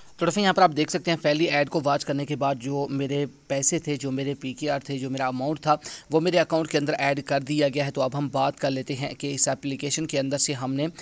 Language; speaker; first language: Urdu; non-native, local second language; Saraiki